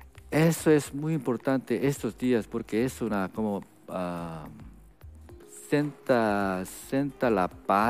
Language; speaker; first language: Spanish; non-native, fluent; Korean